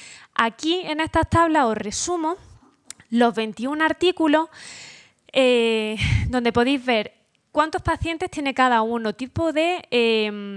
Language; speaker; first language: Spanish; native; Spanish